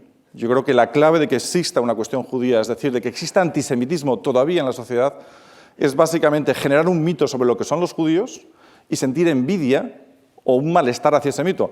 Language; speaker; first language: Spanish; native; Spanish